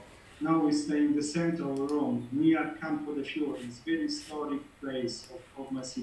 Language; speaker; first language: English; non-native, learner; Italian